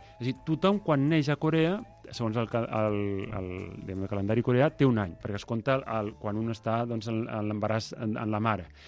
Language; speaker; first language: Catalan; native; Catalan